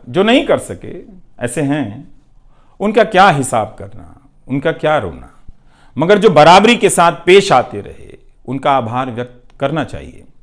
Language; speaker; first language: Hindi; non-native, local second language; Bhojpuri